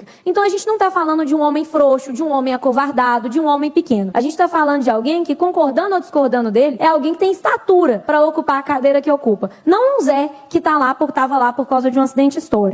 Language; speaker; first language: Portuguese; native; Portuguese